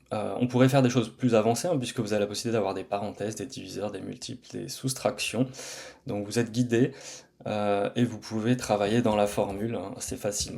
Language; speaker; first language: French; native; French